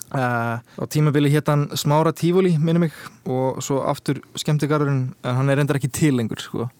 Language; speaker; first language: Icelandic; early bilingual, heritage; Icelandic